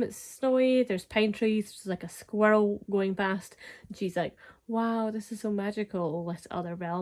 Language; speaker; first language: English; native; English